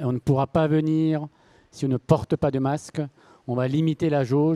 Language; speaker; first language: French; native; French